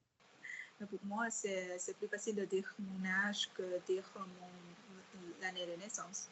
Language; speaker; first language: French; non-native, fluent; Vietnamese